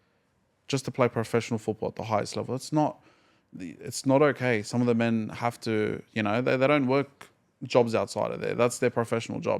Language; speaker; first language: English; native; English